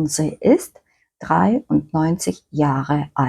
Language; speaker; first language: German; non-native, fluent; Ukrainian